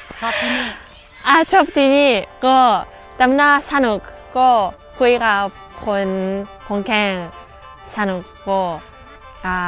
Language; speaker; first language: Thai; non-native, learner; Japanese